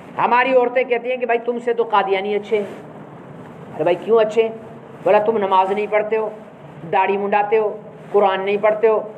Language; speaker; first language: Urdu; non-native, local second language; Sindhi